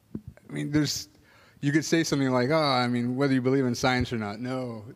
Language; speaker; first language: English; native; English